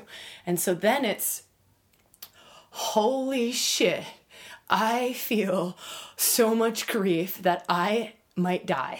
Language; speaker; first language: English; native; English